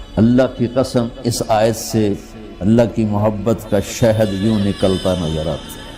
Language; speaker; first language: Urdu; non-native, local second language; Punjabi